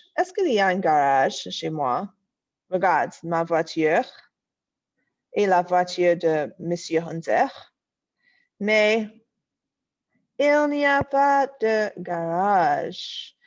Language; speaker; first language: French; non-native, fluent; English